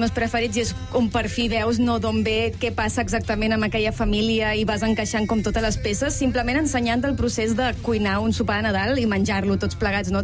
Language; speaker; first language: Catalan; native; Catalan